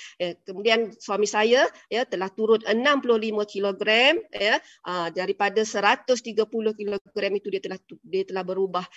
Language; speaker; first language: Malay; native; Malay